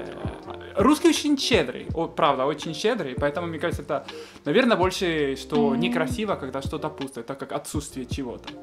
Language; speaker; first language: Russian; non-native, fluent; Spanish